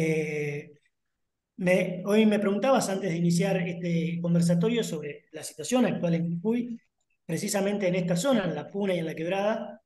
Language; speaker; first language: Spanish; native; Spanish